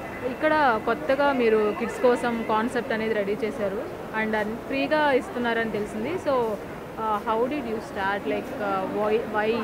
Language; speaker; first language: Telugu; native; Telugu